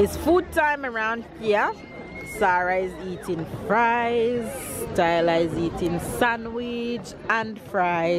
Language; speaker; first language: English; native; English